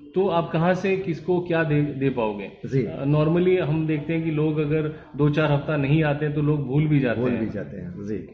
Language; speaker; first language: Hindi; non-native, local second language; Bangla